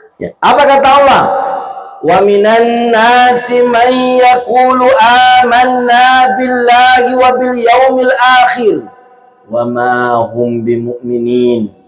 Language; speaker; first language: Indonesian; non-native, local second language; Buginese